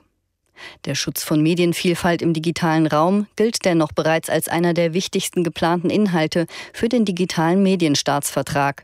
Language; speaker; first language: German; native; German